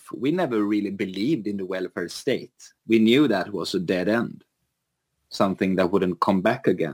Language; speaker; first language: English; non-native, fluent; Swedish